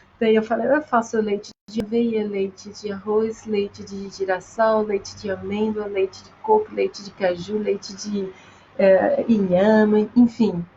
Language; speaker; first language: Portuguese; non-native, fluent; French